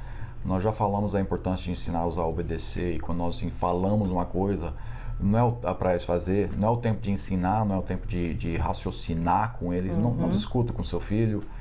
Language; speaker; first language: Portuguese; non-native, fluent; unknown